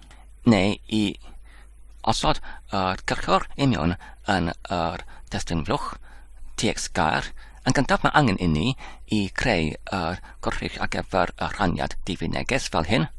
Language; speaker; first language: Welsh; non-native, learner; Polish